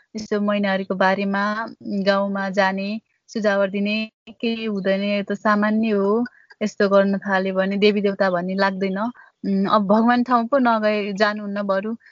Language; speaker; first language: Nepali; native; Nepali